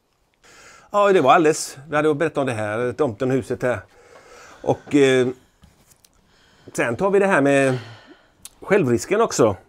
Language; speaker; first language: Swedish; native; Swedish